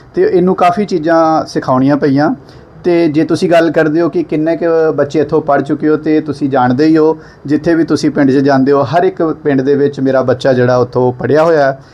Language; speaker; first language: Punjabi; non-native, local second language; Hindi